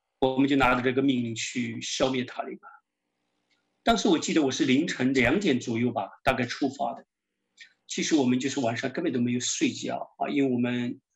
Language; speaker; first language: Chinese; native; Chinese